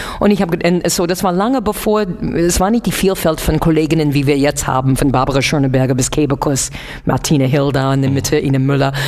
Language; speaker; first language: German; non-native, fluent; English